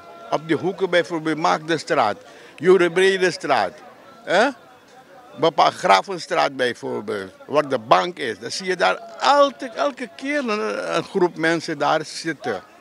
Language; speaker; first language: Dutch; non-native, local second language; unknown